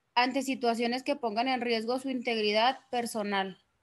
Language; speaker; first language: Spanish; native; Spanish